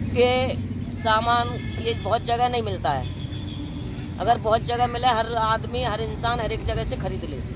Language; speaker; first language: Hindi; native; Hindi